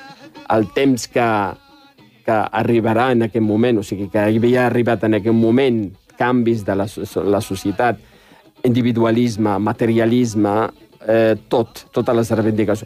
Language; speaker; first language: Catalan; non-native, fluent; Riffian